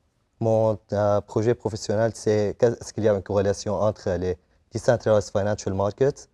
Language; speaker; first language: French; non-native, fluent; Arabic